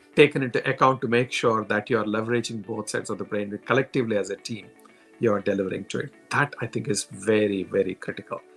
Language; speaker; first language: English; non-native, local second language; Telugu